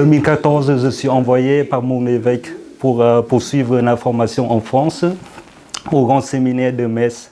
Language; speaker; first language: French; non-native, fluent; Vietnamese